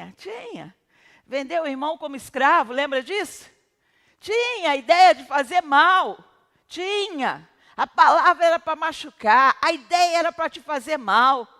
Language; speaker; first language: Portuguese; native; Portuguese